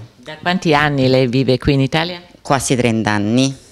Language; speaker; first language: Italian; non-native, fluent; Spanish